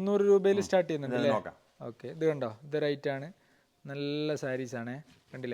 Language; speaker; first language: Malayalam; native; Malayalam